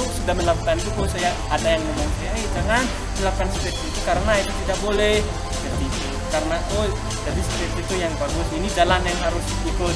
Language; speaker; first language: Indonesian; non-native, learner; Malagasy